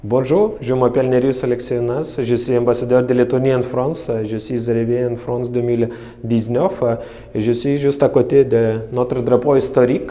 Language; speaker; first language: French; non-native, fluent; Lithuanian